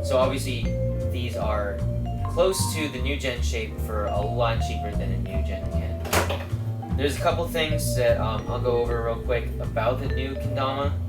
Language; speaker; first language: English; native; English